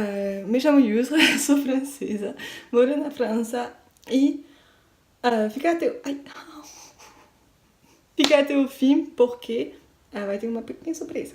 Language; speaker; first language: Portuguese; non-native, learner; French